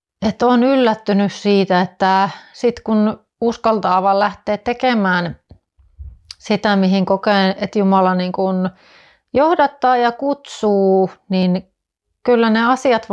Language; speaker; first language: Finnish; native; Finnish